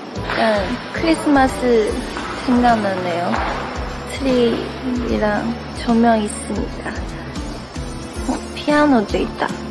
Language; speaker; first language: Korean; non-native, fluent; Chinese